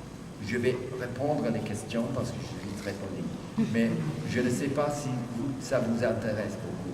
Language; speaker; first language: French; non-native, fluent; English